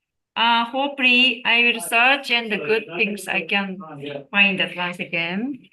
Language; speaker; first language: English; non-native, learner; Japanese